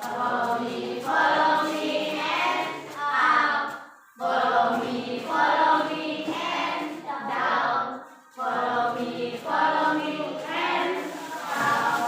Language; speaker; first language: English; non-native, learner; Indonesian